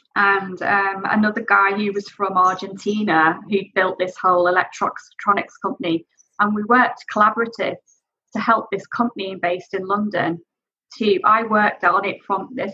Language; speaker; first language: English; native; English